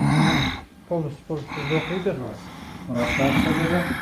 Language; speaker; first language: Russian; non-native, learner; Tajik